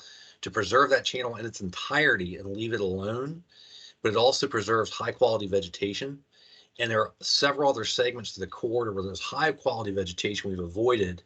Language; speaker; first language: English; native; English